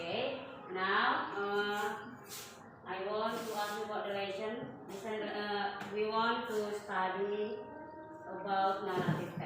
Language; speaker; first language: English; non-native, learner; Indonesian